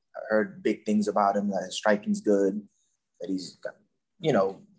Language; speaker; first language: English; non-native, fluent; Dutch